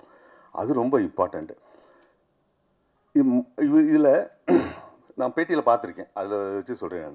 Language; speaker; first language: Tamil; native; Tamil